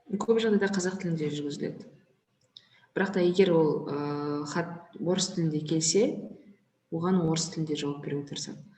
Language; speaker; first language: Kazakh; native; Kazakh